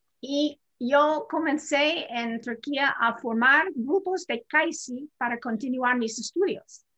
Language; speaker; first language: Spanish; non-native, fluent; English